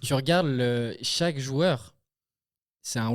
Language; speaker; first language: French; native; French